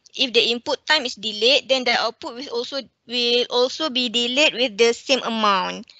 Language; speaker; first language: English; non-native, local second language; Malay